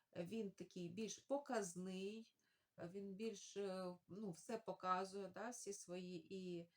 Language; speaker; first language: Ukrainian; non-native, local second language; Russian